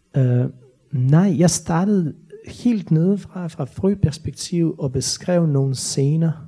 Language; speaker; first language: Danish; non-native, fluent; Bosnian